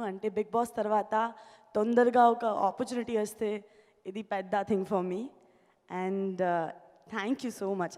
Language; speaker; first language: Telugu; non-native, learner; Gujarati